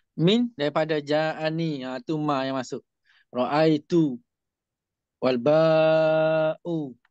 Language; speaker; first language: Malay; native; Malay